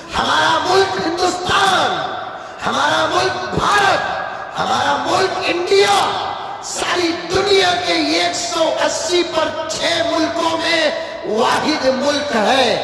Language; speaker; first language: Urdu; native; Urdu